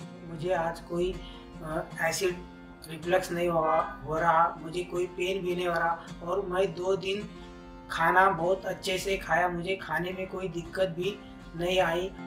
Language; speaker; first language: Hindi; non-native, local second language; Marathi